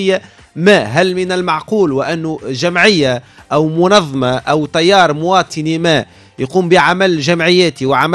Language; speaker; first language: Arabic; native; Arabic